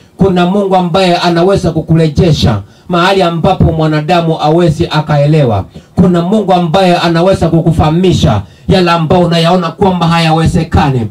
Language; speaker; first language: Swahili; non-native, local second language; Gusii